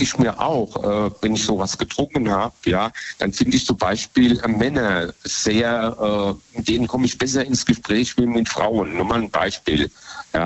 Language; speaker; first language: German; native; German